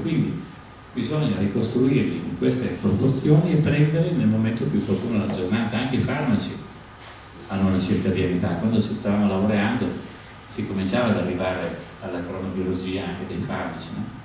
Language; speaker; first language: Italian; native; Italian